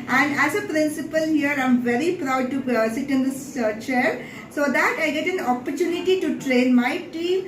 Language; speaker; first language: English; non-native, local second language; Telugu